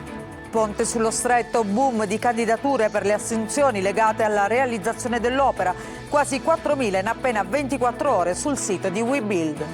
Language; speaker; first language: Italian; native; Italian